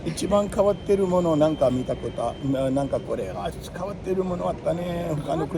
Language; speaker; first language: Japanese; non-native, fluent; Urdu